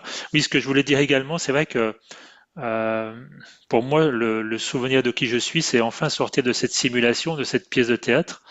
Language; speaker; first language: French; native; French